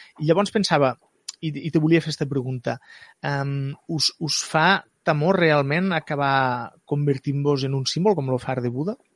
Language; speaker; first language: Catalan; native; Catalan